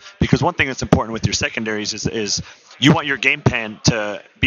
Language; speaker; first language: English; native; English